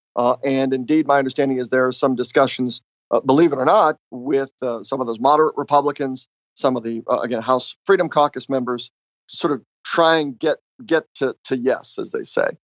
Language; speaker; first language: English; native; English